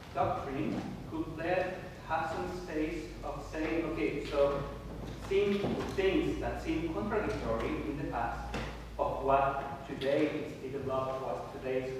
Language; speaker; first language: English; non-native, fluent; Italian